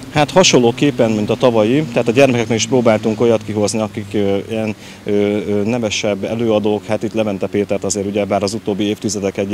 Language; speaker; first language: Hungarian; native; Hungarian